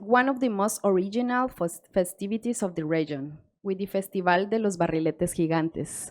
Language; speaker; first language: English; non-native, learner; Spanish